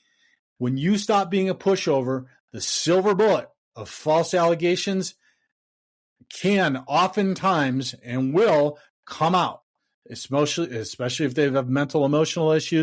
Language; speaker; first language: English; native; English